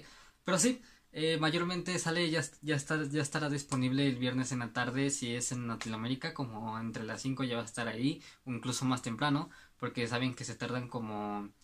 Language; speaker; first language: Spanish; native; Spanish